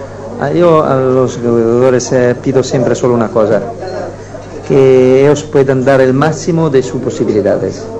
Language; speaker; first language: Spanish; non-native, fluent; Italian